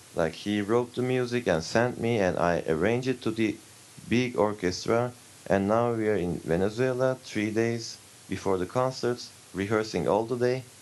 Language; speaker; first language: English; non-native, fluent; Turkish